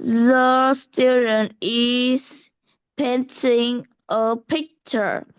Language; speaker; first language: English; non-native, learner; Vietnamese